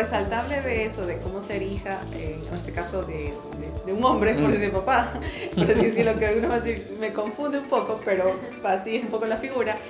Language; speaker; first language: Spanish; native; Spanish